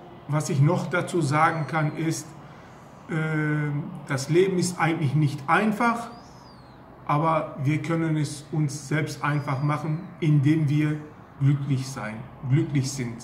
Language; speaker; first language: German; early bilingual, other home language; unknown